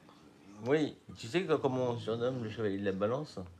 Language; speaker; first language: French; native; French